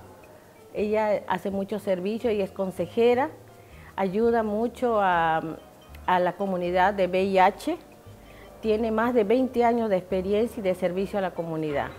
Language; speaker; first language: Spanish; native; Spanish